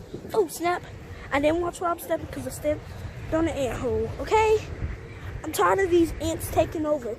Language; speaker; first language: English; native; English